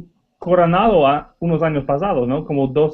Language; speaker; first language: Spanish; non-native, learner; English